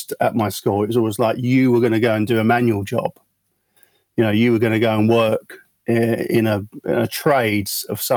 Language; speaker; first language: English; native; English